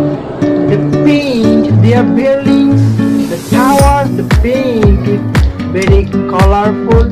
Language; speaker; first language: English; non-native, learner; Bangla